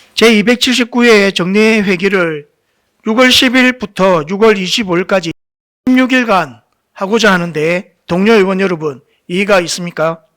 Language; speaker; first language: Korean; native; Korean